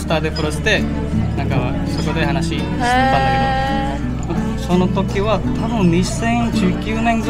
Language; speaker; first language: Japanese; non-native, fluent; Indonesian